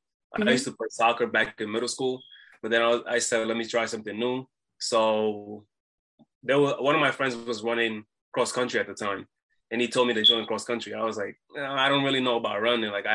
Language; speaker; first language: English; native; English